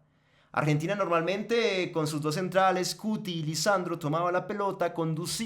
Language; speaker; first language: Spanish; native; Spanish